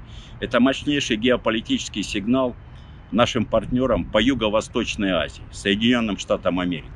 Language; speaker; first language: Russian; native; Russian